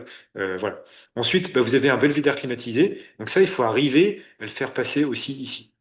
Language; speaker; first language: French; native; French